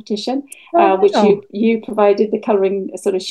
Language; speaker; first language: English; native; English